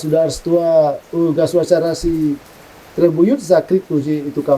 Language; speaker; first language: Russian; non-native, learner; Indonesian